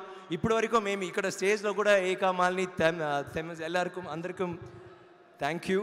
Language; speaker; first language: Telugu; non-native, learner; Tamil